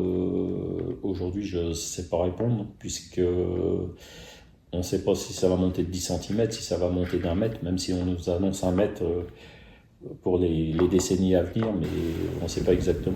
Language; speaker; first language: French; native; French